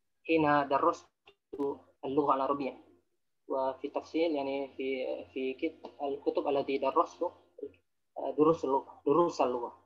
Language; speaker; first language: Arabic; non-native, fluent; Indonesian